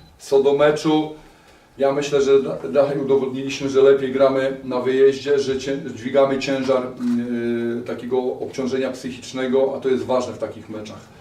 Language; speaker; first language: Polish; native; Polish